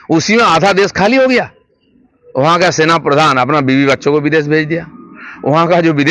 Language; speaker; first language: Hindi; non-native, local second language; Bangla